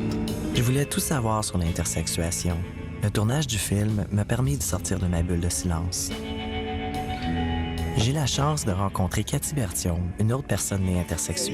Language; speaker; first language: French; native; French